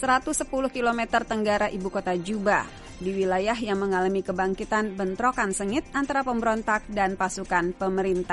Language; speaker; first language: Indonesian; native; Indonesian